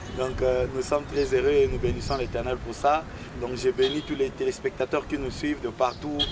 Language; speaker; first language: French; non-native, local second language; Swahili